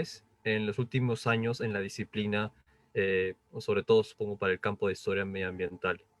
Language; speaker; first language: Spanish; native; Spanish